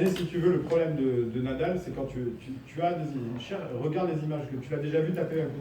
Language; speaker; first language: French; native; French